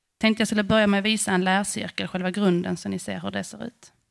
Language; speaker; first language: Swedish; native; Swedish